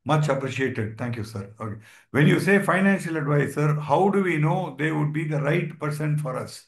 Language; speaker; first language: English; non-native, local second language; Tamil